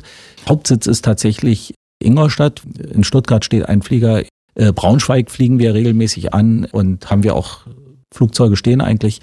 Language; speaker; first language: German; native; German